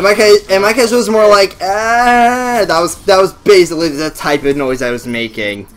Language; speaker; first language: English; native; English